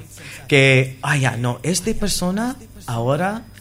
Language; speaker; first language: Spanish; non-native, learner; English